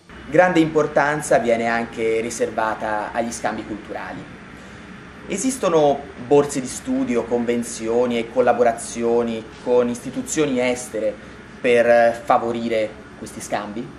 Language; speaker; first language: Italian; native; Italian